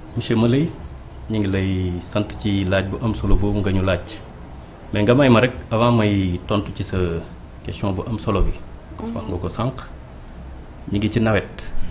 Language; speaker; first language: Wolof; native; Wolof